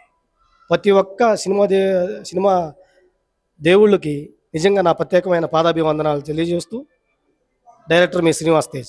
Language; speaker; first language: Telugu; native; Telugu